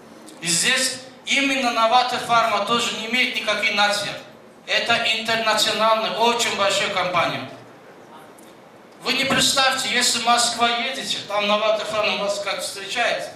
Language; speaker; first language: Russian; non-native, fluent; Azerbaijani